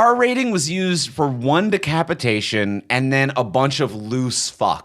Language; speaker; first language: English; native; English